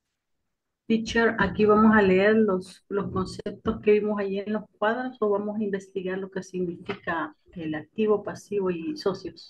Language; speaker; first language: Spanish; native; Spanish